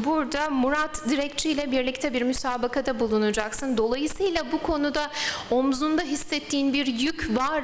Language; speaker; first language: Turkish; native; Turkish